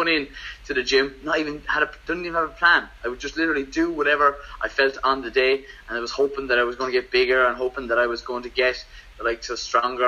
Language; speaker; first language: English; native; English